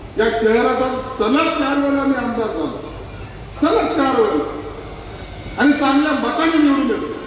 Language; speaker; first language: Marathi; native; Marathi